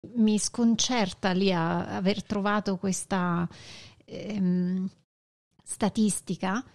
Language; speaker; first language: Italian; native; Italian